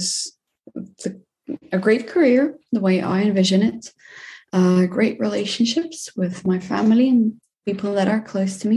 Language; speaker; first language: English; non-native, fluent; Czech